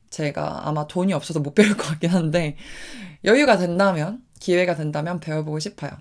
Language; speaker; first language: Korean; native; Korean